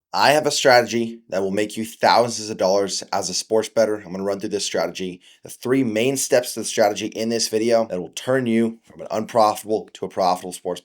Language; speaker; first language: English; native; English